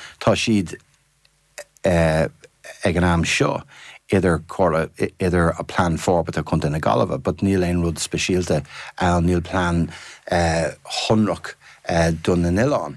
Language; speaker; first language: Irish; non-native, fluent; English